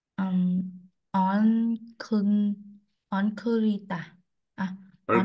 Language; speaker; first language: Korean; non-native, learner; Vietnamese